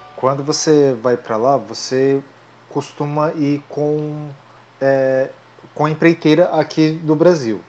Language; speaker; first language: Portuguese; native; Portuguese